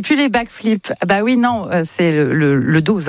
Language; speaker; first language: French; native; French